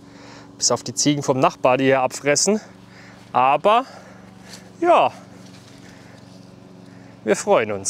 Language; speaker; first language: German; native; German